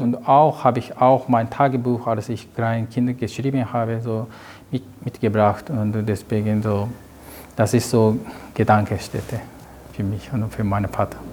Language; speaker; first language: German; non-native, learner; Japanese